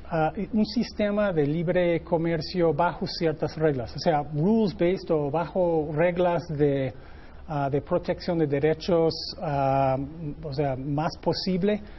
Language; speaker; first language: Spanish; non-native, fluent; English